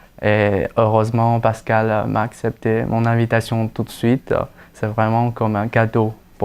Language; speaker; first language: French; non-native, fluent; Chinese